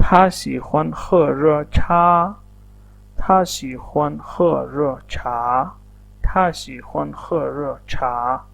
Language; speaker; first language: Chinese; non-native, fluent; Urdu